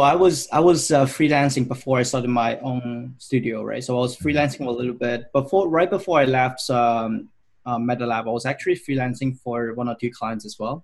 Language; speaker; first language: English; non-native, local second language; Cantonese